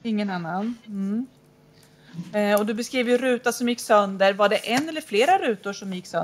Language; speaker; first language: Swedish; native; Swedish